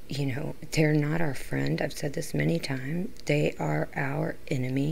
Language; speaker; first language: English; native; English